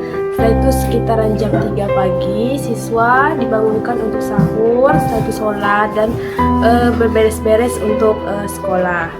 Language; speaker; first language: Indonesian; native; Indonesian